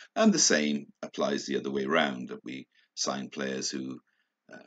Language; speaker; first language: English; native; English